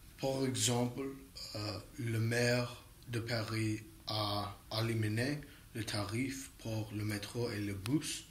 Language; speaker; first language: French; non-native, learner; English